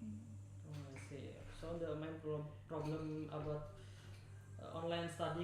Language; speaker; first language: English; non-native, learner; Indonesian